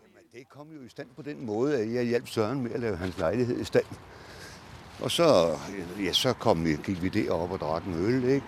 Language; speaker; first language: Danish; native; Danish